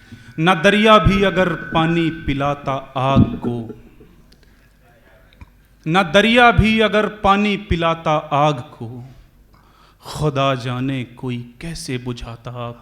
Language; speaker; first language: Hindi; native; Hindi